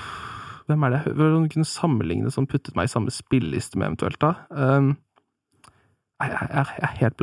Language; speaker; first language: Norwegian; native; Norwegian